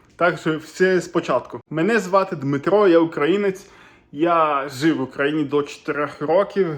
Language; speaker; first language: Ukrainian; non-native, local second language; Russian